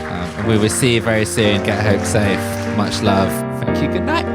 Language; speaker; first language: English; native; English